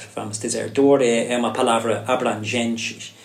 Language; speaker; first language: Portuguese; non-native, fluent; English